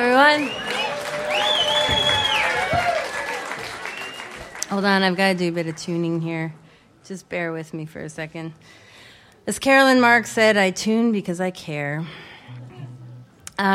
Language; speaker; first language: English; native; English